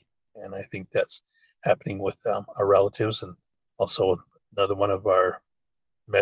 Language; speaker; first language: English; early bilingual, other home language; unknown